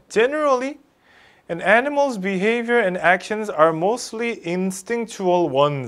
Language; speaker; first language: English; non-native, fluent; Korean